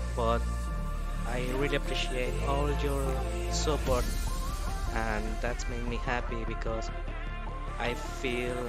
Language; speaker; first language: English; non-native, learner; Spanish